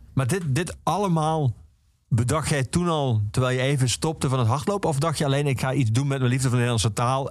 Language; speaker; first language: Dutch; native; Dutch